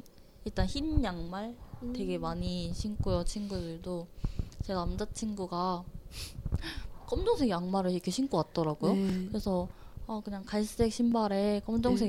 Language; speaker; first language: Korean; non-native, learner; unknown